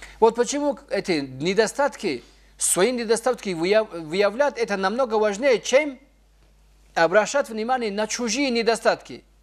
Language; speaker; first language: Russian; non-native, local second language; Avaric